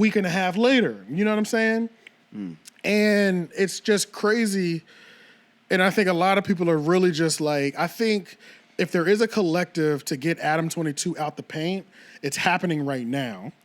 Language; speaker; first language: English; native; English